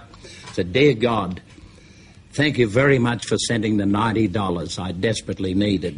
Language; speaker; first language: English; native; English